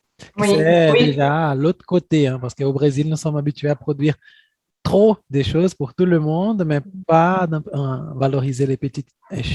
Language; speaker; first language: French; non-native, fluent; Portuguese